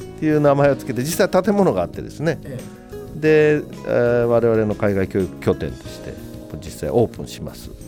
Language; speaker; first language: Japanese; native; Japanese